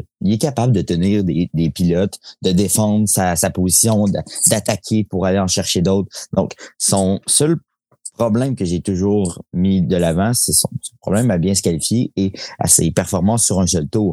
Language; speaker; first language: French; native; French